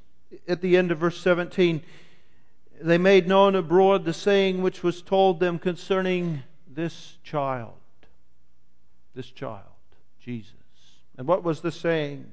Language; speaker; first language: English; native; English